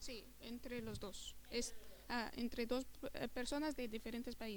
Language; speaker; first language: Spanish; non-native, fluent; Arabic